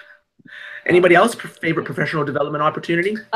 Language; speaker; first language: English; native; English